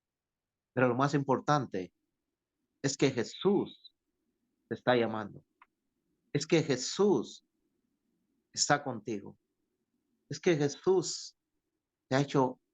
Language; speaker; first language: Spanish; native; Spanish